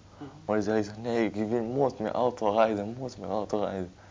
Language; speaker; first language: Dutch; non-native, learner; Arabic